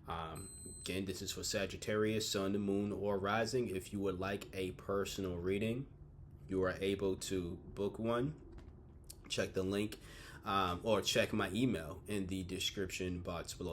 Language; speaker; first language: English; native; English